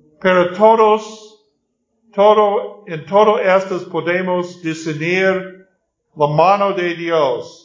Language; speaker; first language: Spanish; non-native, learner; English